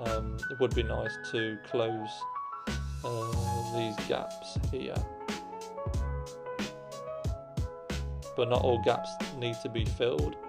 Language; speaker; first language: English; native; English